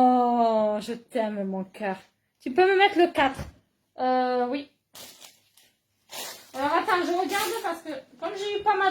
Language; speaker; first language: French; native; French